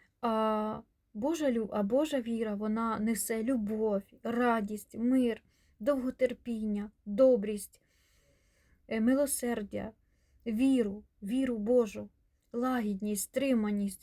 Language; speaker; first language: Ukrainian; non-native, local second language; Russian